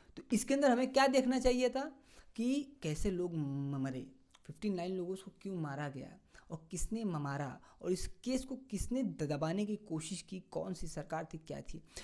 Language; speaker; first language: Hindi; native; Hindi